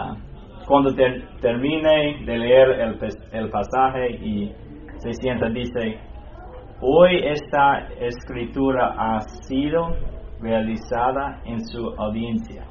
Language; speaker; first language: Spanish; non-native, fluent; English